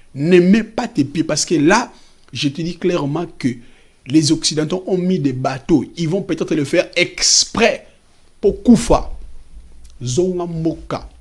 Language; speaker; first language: French; non-native, local second language; Lingala